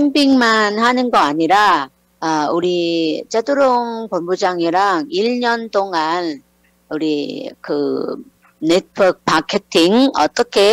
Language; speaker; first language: Korean; non-native, learner; Thai